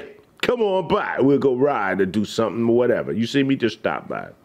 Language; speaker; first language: English; native; English